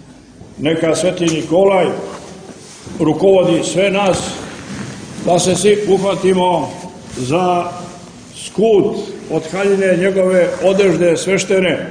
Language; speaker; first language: Croatian; native; Croatian